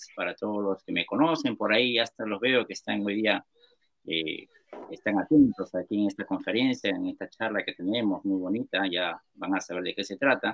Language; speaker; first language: Spanish; native; Spanish